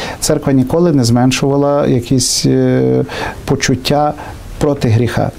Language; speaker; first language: Ukrainian; native; Ukrainian